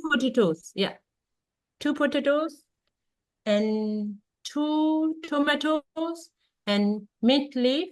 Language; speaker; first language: English; non-native, learner; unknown